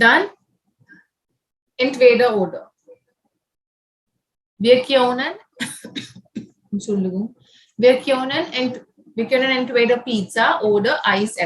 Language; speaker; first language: German; non-native, fluent; Hindi